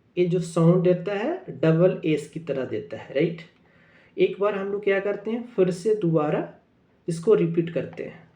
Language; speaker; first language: Hindi; native; Hindi